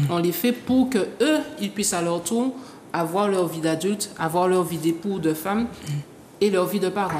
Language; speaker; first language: French; native; French